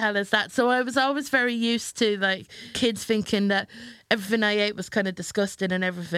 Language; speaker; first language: English; native; English